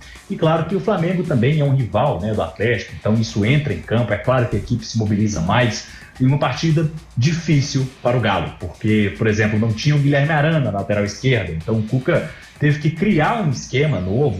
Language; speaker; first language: Portuguese; native; Portuguese